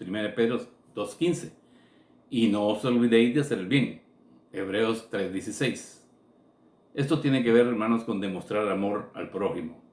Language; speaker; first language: Spanish; native; Spanish